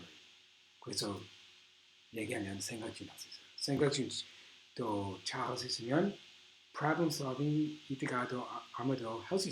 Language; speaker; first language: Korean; non-native, learner; English